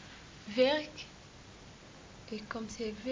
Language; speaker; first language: Dutch; non-native, learner; Arabic